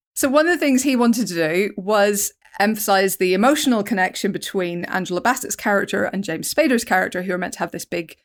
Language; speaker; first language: English; native; English